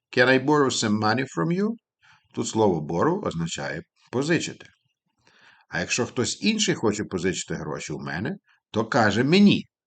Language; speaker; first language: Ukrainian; native; Ukrainian